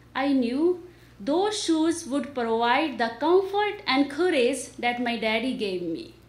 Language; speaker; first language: English; non-native, local second language; Nepali